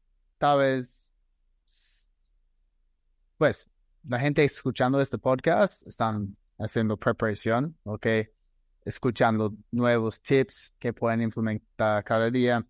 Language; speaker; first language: Spanish; non-native, fluent; English